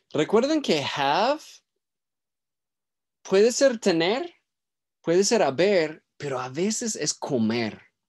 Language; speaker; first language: Spanish; native; Spanish